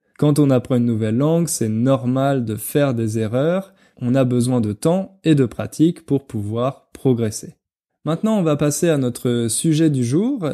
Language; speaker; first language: French; native; French